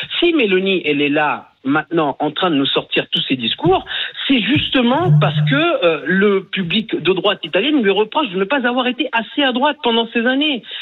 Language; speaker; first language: French; early bilingual, other home language; Italian